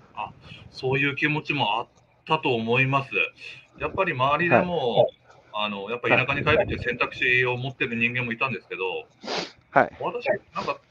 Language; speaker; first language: Japanese; native; Japanese